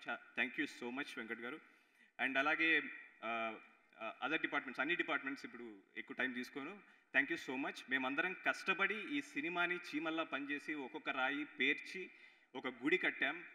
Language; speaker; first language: Telugu; native; Telugu